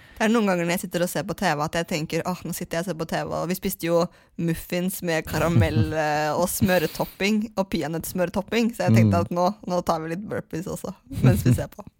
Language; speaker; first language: Norwegian; native; Norwegian